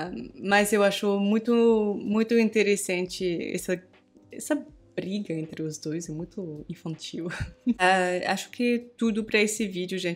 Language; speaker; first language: Portuguese; non-native, fluent; French